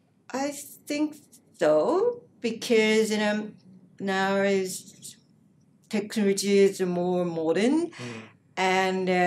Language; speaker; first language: English; non-native, learner; Japanese